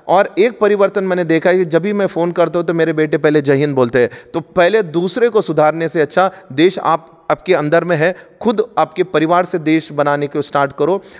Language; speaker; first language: Hindi; non-native, local second language; Marathi